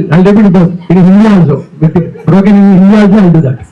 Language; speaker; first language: English; non-native, local second language; Telugu